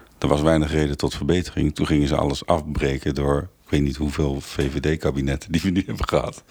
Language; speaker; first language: Dutch; native; Dutch